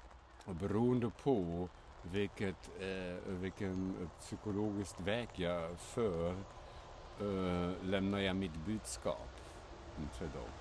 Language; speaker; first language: Swedish; non-native, fluent; German